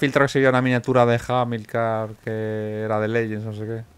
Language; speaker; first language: Spanish; native; Spanish